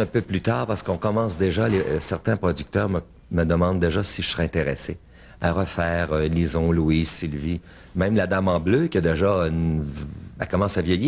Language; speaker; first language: French; native; French